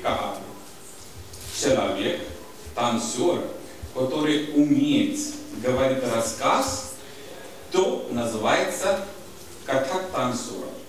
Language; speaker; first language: Russian; non-native, learner; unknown